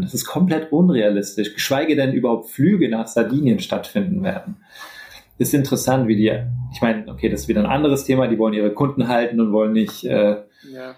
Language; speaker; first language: German; native; German